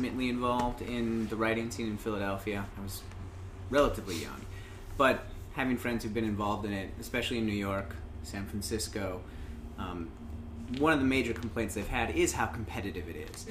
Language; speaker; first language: English; native; English